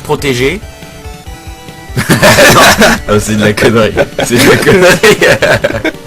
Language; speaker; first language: French; native; French